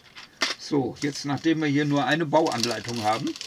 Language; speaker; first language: German; native; German